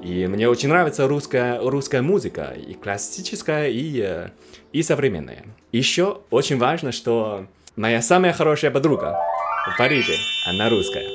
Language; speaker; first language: Russian; non-native, fluent; Chinese